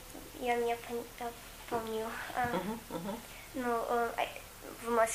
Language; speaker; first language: Russian; non-native, fluent; English